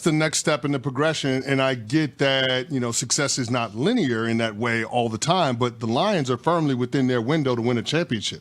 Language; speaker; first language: English; native; English